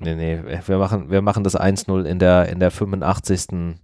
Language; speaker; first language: German; native; German